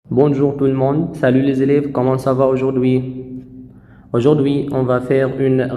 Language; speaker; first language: French; non-native, fluent; Arabic